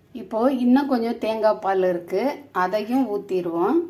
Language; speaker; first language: Tamil; native; Tamil